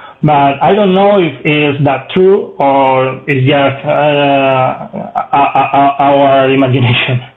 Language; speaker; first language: English; non-native, learner; Spanish